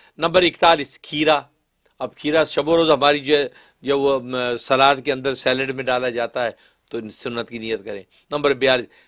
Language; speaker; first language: Urdu; non-native, local second language; Kashmiri